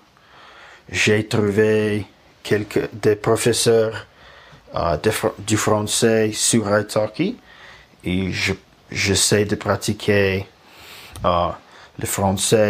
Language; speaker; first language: French; non-native, learner; Russian